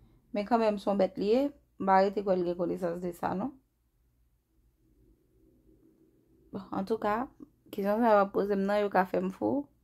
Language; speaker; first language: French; non-native, local second language; Haitian Creole